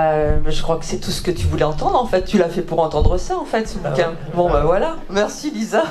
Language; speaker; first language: French; native; French